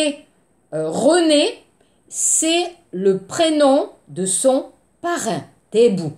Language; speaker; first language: French; native; French